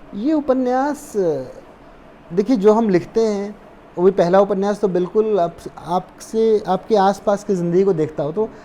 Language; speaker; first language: Hindi; native; Hindi